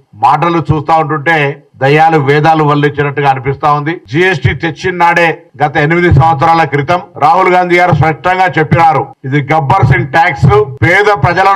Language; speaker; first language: Telugu; native; Telugu